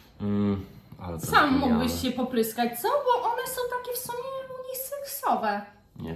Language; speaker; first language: Polish; native; Polish